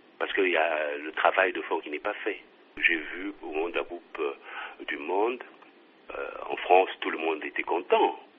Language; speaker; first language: French; non-native, local second language; Kongo